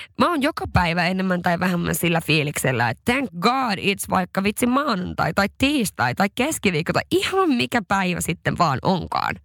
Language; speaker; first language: Finnish; non-native, local second language; Swedish